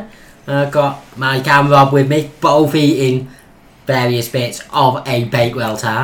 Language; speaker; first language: English; native; English